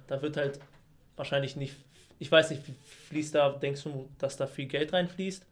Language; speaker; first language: German; early bilingual, other home language; Greek